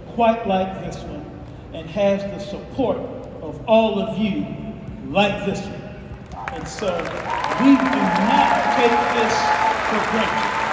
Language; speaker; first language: English; native; English